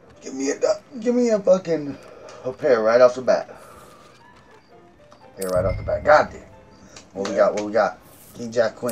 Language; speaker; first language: English; native; English